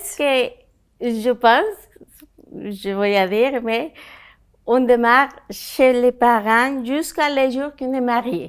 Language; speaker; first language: French; non-native, learner; Spanish